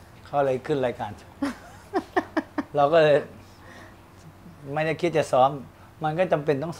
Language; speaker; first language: Thai; native; Thai